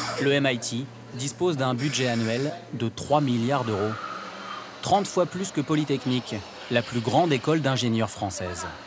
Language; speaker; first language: French; native; French